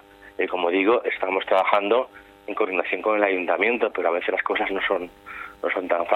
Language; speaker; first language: Spanish; native; Spanish